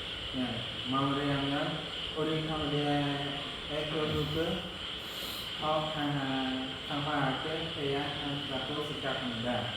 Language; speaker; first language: Korean; non-native, learner; Khmer